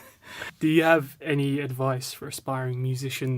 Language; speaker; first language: English; native; English